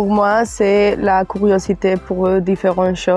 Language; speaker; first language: French; non-native, learner; Spanish